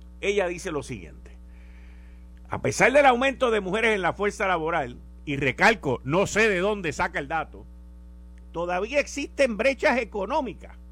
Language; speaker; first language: Spanish; native; Spanish